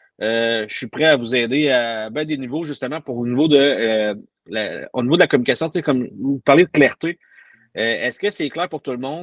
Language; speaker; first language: French; native; French